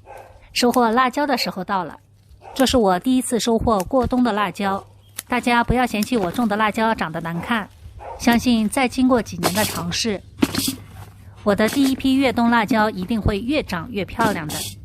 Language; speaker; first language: Chinese; native; Chinese